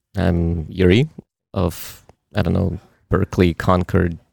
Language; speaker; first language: English; early bilingual, other home language; Russian